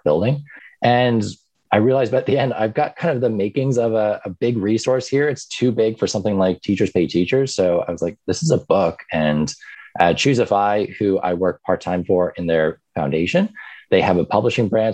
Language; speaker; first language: English; native; English